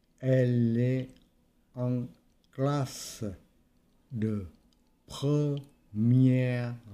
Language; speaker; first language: French; non-native, fluent; Vietnamese